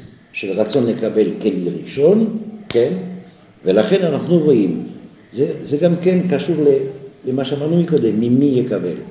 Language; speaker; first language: Hebrew; non-native, fluent; French